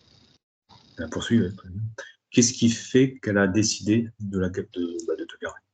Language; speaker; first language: French; native; French